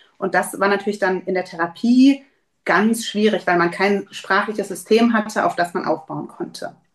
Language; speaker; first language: German; native; German